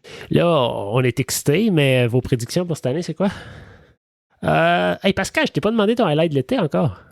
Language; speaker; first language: French; native; French